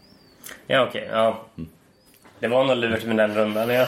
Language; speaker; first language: Swedish; native; Swedish